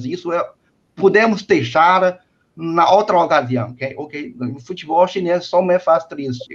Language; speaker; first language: Portuguese; non-native, fluent; Chinese